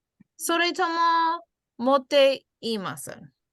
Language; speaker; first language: Japanese; non-native, fluent; English